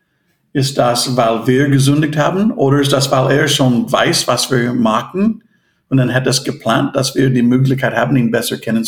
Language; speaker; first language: German; non-native, fluent; English